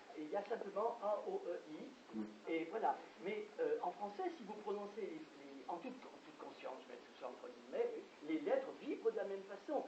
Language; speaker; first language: French; native; French